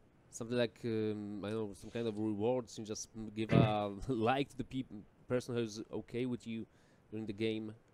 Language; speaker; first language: English; non-native, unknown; Polish